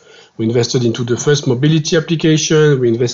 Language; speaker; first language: English; non-native, fluent; French